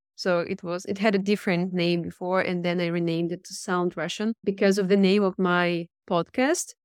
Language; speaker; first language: English; non-native, fluent; Russian